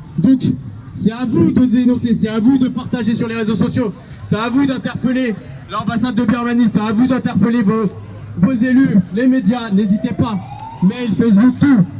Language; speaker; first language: French; native; French